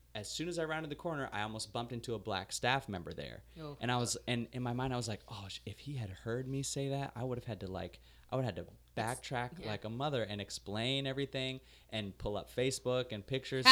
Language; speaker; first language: English; native; English